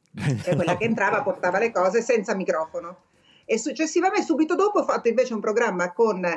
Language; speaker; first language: Italian; native; Italian